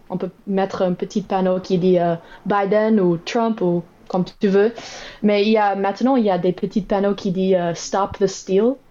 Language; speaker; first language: French; non-native, learner; English